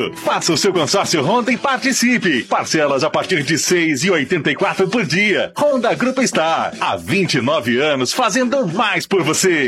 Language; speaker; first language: Portuguese; native; Portuguese